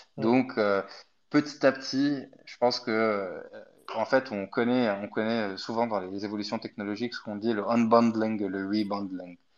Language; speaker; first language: French; non-native, fluent; Arabic